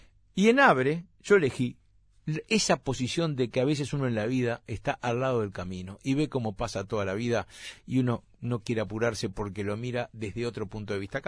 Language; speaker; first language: Spanish; native; Spanish